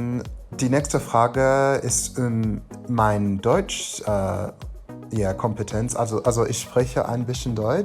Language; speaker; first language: German; non-native, learner; English